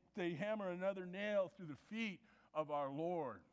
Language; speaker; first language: English; native; English